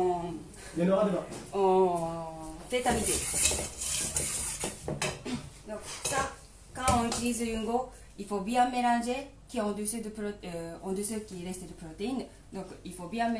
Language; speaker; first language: French; non-native, learner; Japanese